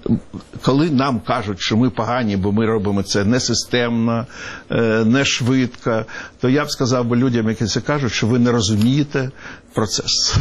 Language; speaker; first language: Ukrainian; non-native, local second language; Russian